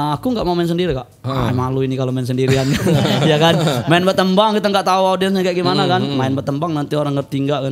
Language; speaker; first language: Indonesian; non-native, local second language; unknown